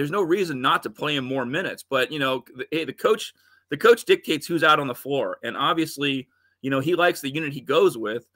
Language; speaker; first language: English; native; English